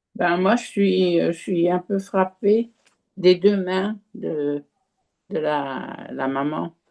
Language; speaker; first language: French; native; French